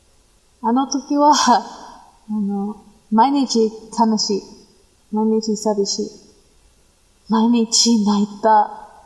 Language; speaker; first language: Japanese; non-native, learner; English